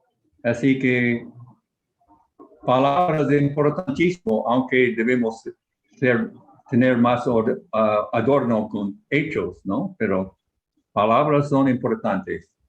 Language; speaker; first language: Spanish; non-native, fluent; English